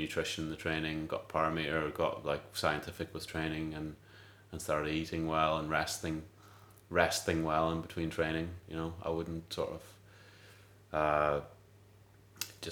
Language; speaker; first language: English; native; English